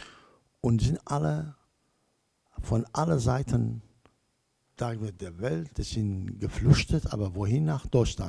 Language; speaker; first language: German; non-native, learner; Kurdish